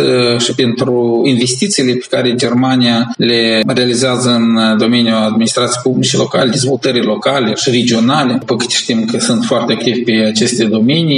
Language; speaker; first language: Romanian; native; Romanian